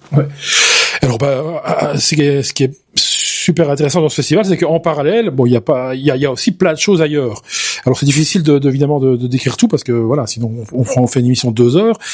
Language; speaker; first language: French; native; French